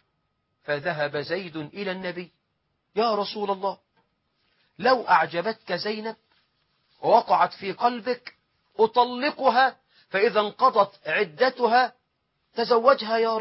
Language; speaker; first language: Arabic; native; Arabic